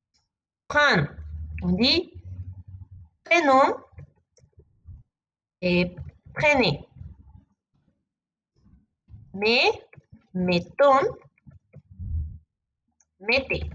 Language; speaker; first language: French; non-native, fluent; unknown